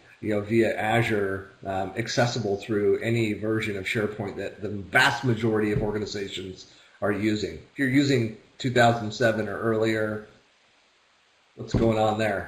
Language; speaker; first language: English; native; English